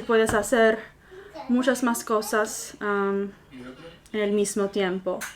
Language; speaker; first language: Spanish; non-native, fluent; English